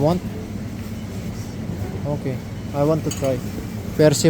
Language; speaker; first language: English; non-native, learner; Filipino